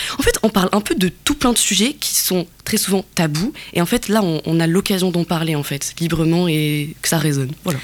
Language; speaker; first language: French; non-native, local second language; Kabyle